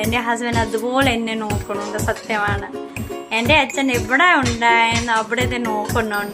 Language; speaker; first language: Malayalam; non-native, learner; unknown